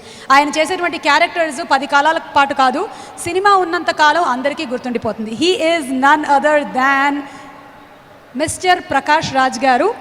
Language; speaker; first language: Telugu; native; Telugu